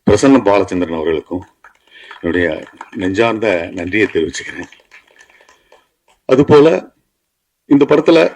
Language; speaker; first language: Tamil; native; Tamil